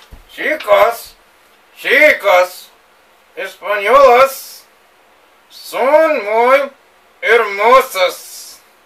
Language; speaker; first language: Spanish; non-native, learner; English